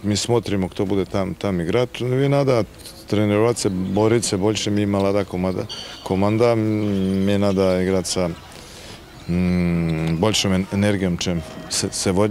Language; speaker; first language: Russian; non-native, fluent; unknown